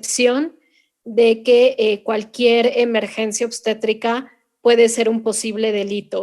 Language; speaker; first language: Spanish; native; Spanish